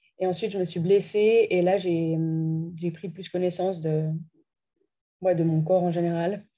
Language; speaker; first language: French; native; French